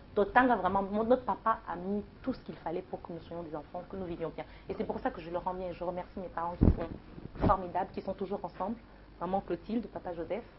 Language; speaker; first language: French; non-native, local second language; Lingala